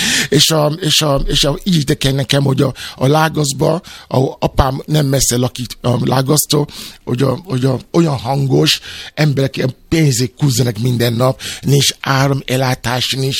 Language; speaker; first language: Hungarian; non-native, fluent; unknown